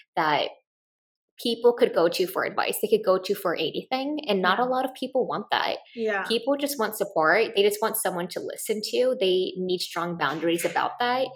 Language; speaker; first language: English; native; English